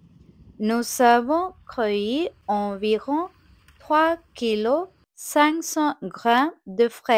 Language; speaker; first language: French; non-native, fluent; Tamil